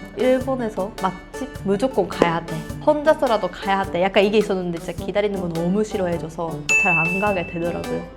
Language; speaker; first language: Korean; non-native, fluent; Japanese